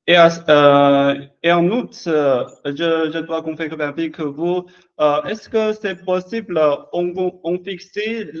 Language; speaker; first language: French; non-native, learner; Chinese